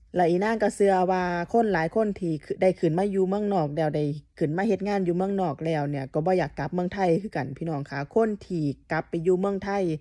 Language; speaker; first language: Thai; native; Thai